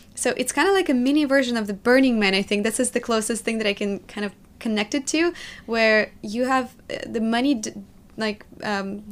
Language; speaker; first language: English; non-native, fluent; Russian